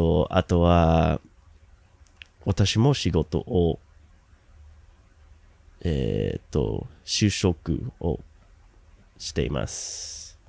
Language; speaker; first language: Japanese; non-native, learner; English